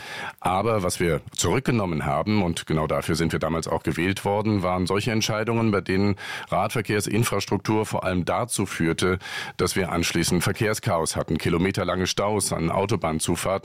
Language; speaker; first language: German; native; German